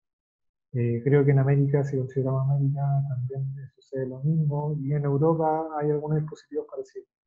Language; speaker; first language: Spanish; native; Spanish